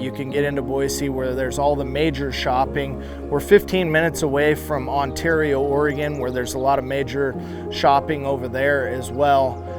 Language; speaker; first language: English; native; English